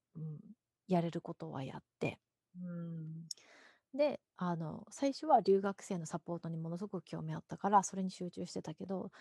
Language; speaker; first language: Japanese; native; Japanese